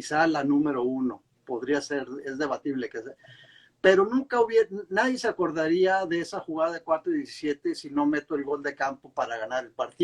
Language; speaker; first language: Spanish; native; Spanish